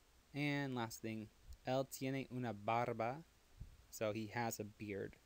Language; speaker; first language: Spanish; non-native, fluent; English